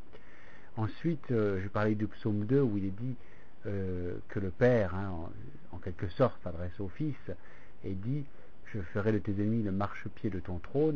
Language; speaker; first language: French; native; French